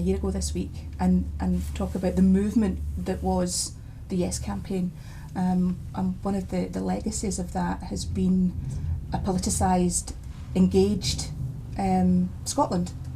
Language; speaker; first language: English; native; English